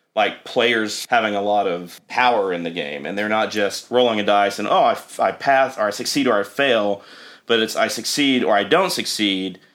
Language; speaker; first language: English; native; English